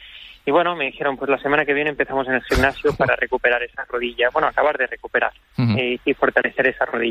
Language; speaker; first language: Spanish; native; Spanish